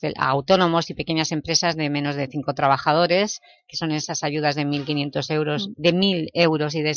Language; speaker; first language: Spanish; native; Spanish